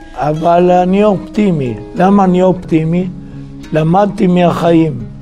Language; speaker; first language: Hebrew; non-native, fluent; Italian